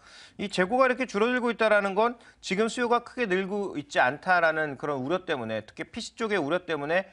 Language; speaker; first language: Korean; native; Korean